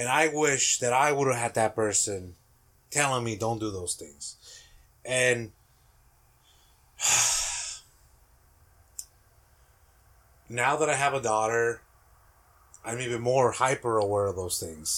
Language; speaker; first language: English; non-native, fluent; Spanish